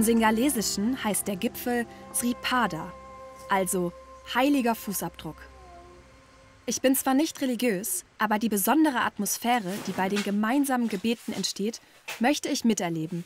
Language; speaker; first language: German; native; German